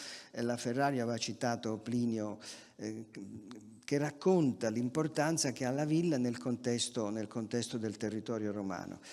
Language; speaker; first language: Italian; native; Italian